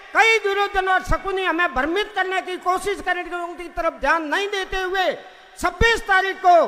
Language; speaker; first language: Hindi; non-native, local second language; Rajasthani